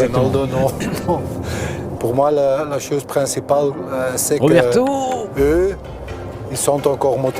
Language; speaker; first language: French; non-native, local second language; Dutch